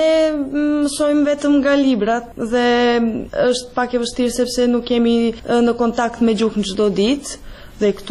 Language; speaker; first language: Albanian; non-native, fluent; Serbian